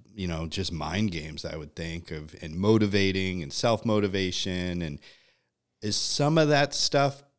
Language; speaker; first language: English; native; English